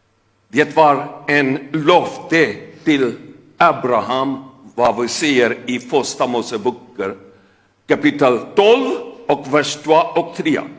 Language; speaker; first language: Swedish; non-native, fluent; Urdu